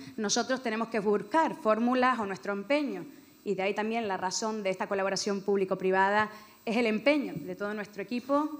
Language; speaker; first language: Spanish; native; Spanish